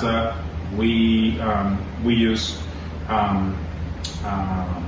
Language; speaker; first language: English; non-native, fluent; Spanish